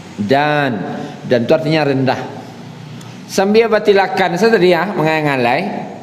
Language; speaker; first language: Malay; non-native, local second language; Minangkabau